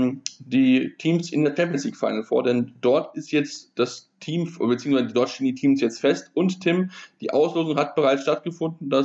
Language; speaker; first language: German; native; German